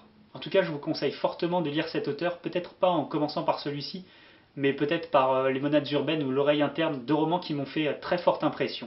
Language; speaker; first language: French; native; French